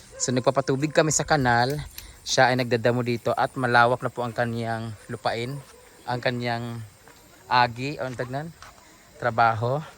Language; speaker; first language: Filipino; non-native, local second language; Cebuano